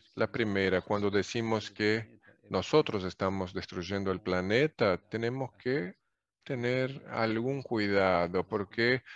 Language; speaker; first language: Spanish; non-native, fluent; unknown